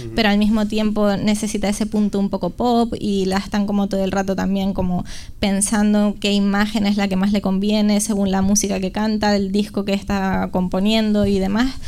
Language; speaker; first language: Spanish; native; Spanish